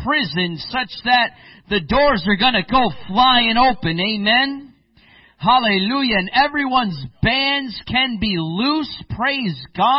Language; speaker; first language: English; native; English